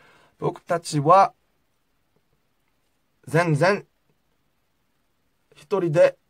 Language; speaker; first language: Japanese; non-native, learner; Korean